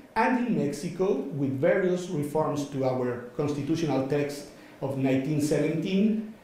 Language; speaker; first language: English; non-native, fluent; Spanish